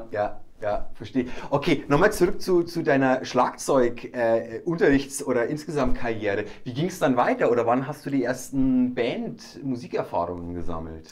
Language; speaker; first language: German; native; German